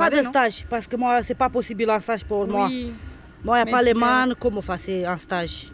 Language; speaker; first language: French; non-native, learner; Romanian